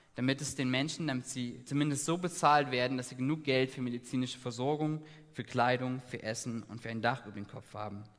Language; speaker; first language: German; native; German